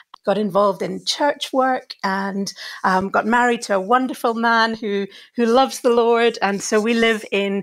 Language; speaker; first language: English; native; English